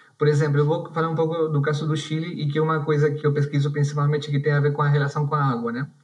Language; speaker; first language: Portuguese; non-native, fluent; Spanish